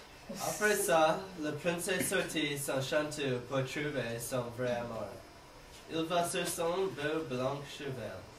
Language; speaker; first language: French; non-native, learner; English